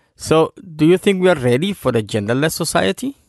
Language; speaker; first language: English; non-native, fluent; Spanish